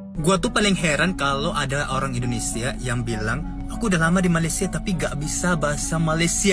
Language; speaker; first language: Indonesian; non-native, fluent; Thai